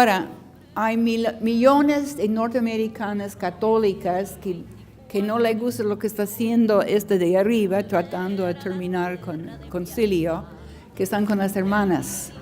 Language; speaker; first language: Spanish; non-native, learner; English